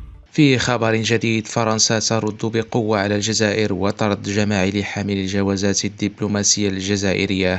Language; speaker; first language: Arabic; native; Arabic